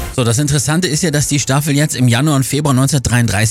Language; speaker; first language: German; native; German